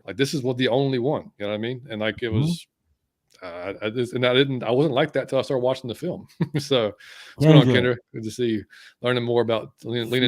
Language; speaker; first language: English; native; English